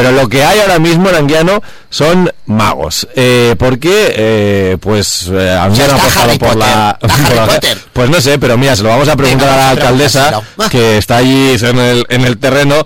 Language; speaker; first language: Spanish; native; Spanish